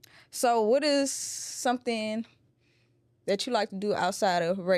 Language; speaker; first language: English; native; English